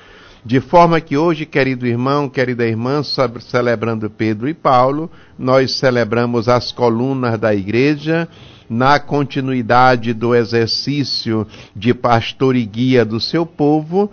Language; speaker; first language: Portuguese; native; Portuguese